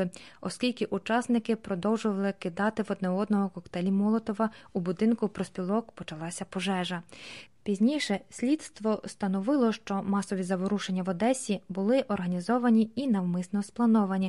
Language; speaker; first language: Ukrainian; native; Ukrainian